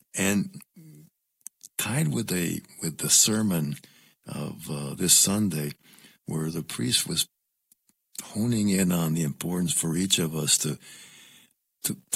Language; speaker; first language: English; non-native, local second language; Spanish